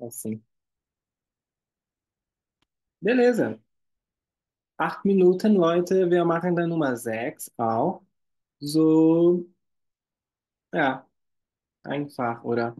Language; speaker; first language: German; non-native, fluent; Portuguese